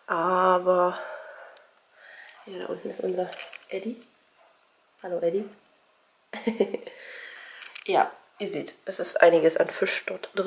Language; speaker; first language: German; native; German